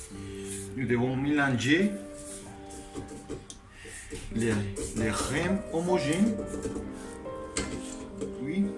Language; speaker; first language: French; non-native, learner; Spanish